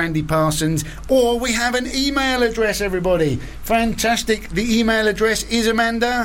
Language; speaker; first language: English; native; English